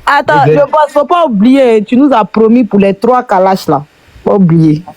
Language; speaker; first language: French; native; French